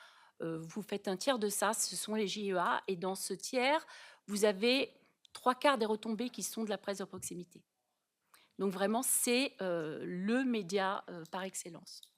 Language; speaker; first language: French; native; French